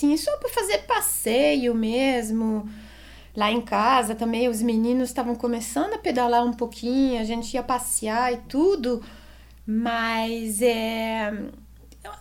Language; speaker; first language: Portuguese; non-native, fluent; French